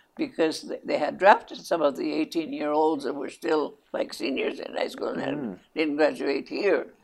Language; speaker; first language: English; early bilingual, other home language; Spanish